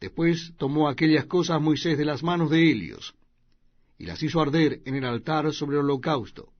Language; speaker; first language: Spanish; native; Spanish